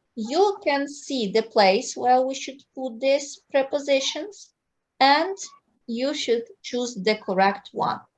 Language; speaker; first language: English; non-native, fluent; Ukrainian